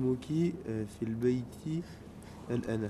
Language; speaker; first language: Arabic; non-native, learner; French